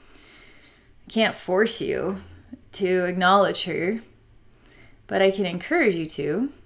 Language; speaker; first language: English; native; English